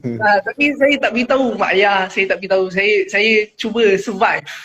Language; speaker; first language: Malay; native; Malay